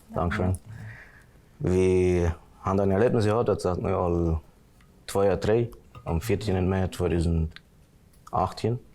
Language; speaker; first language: German; non-native, local second language; Plautdietsch